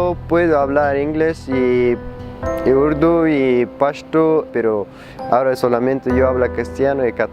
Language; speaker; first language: Spanish; non-native, learner; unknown